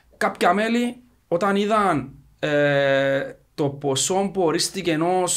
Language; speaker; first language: Greek; native; Greek